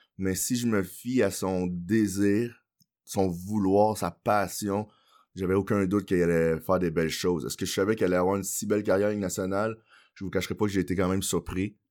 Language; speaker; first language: French; early bilingual, other home language; Haitian Creole